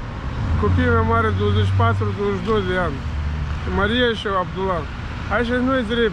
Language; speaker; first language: Romanian; non-native, learner; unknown